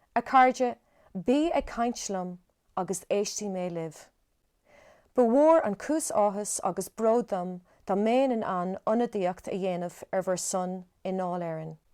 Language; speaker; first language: Irish; native; Irish